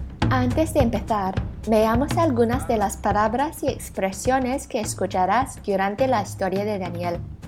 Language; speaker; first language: Spanish; native; Spanish